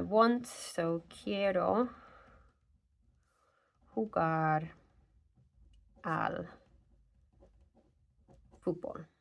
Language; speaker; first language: Spanish; non-native, fluent; English